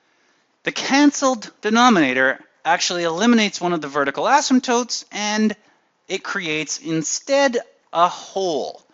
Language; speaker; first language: English; native; English